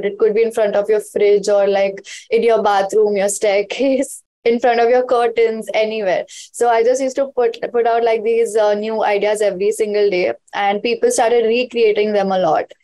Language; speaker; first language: English; non-native, local second language; Hindi